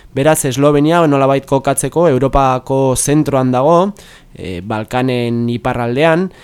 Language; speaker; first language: Basque; early bilingual, heritage; Basque